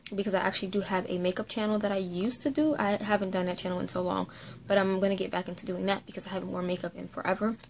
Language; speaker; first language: English; native; English